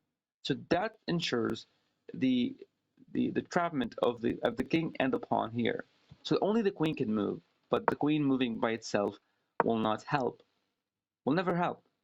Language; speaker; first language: English; non-native, fluent; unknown